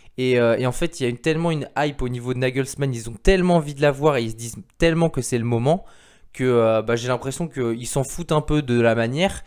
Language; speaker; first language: French; native; French